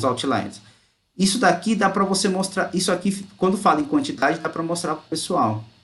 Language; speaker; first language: Portuguese; native; Portuguese